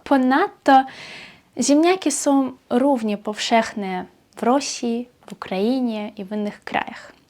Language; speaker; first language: Polish; non-native, fluent; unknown